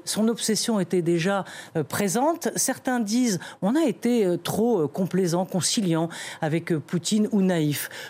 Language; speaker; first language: French; native; French